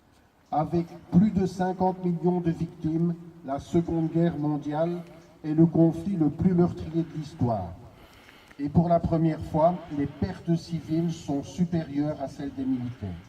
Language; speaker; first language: French; native; French